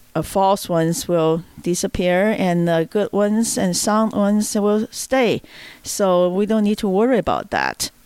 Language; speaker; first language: English; non-native, fluent; Chinese